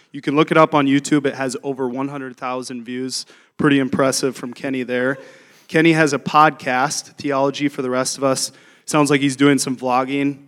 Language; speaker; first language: English; native; English